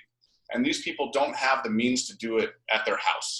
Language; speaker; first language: English; native; English